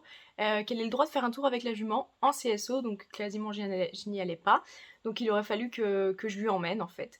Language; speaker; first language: French; native; French